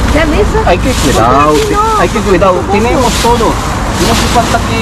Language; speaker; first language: Spanish; non-native, learner; Filipino